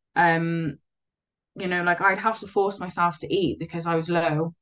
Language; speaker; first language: English; native; English